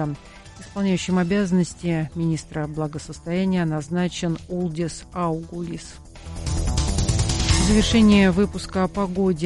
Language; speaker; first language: Russian; native; Russian